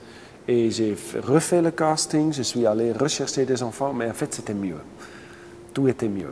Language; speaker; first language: French; non-native, local second language; Dutch